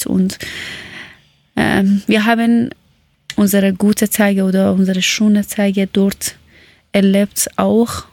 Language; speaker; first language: German; non-native, learner; Persian